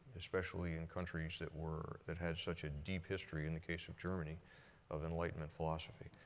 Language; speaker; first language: English; native; English